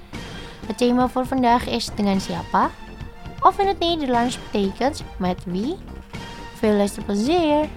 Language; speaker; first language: Dutch; non-native, learner; Indonesian